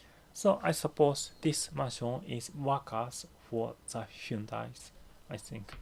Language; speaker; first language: English; non-native, learner; Japanese